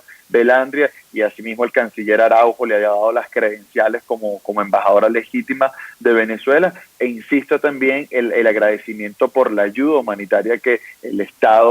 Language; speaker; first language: Spanish; native; Spanish